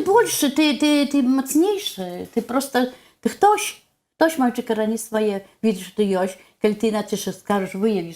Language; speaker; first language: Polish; non-native, local second language; Belarusian